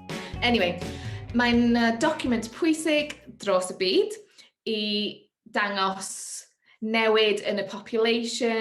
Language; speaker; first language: Welsh; non-native, learner; English